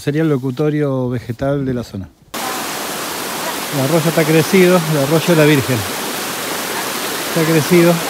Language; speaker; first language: Spanish; native; Spanish